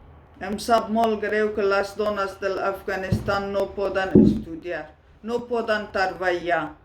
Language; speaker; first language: Catalan; non-native, learner; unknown